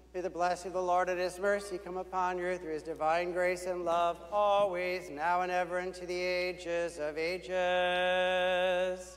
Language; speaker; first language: English; native; English